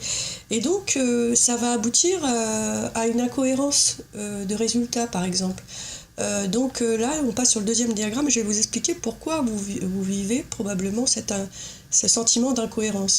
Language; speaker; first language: French; native; French